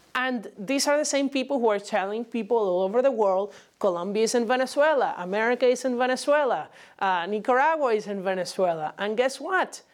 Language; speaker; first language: English; non-native, fluent; Spanish